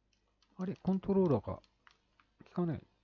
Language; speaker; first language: Japanese; native; Japanese